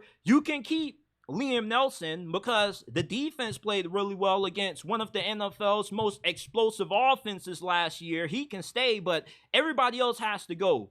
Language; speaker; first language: English; native; English